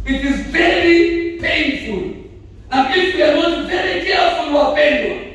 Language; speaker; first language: English; non-native, local second language; Swahili